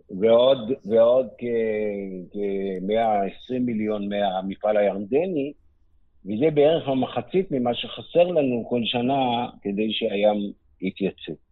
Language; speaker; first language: Hebrew; native; Hebrew